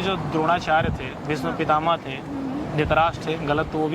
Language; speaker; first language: Hindi; native; Hindi